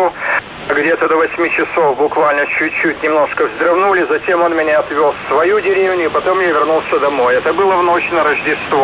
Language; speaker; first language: Russian; native; Russian